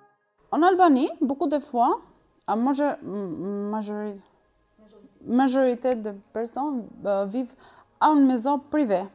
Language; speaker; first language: French; non-native, learner; Albanian